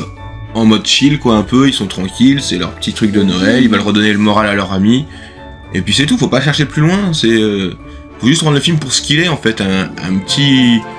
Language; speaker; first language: French; native; French